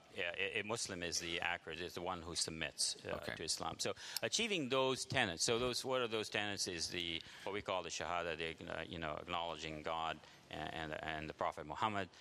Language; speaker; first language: English; early bilingual, other home language; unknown